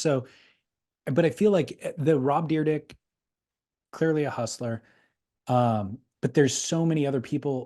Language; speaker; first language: English; native; English